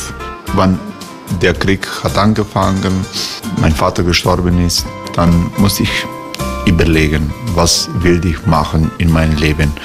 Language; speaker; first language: German; non-native, fluent; Croatian